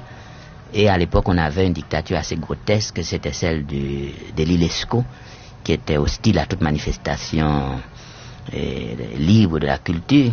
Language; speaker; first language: French; non-native, local second language; Haitian Creole